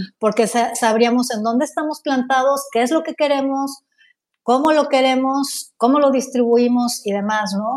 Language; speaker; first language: Spanish; native; Spanish